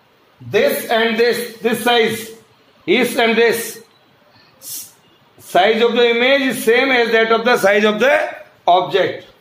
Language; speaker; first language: English; non-native, local second language; Hindi